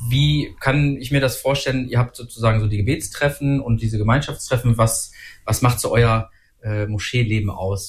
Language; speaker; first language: German; native; German